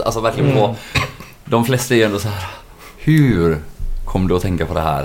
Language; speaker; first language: Swedish; native; Swedish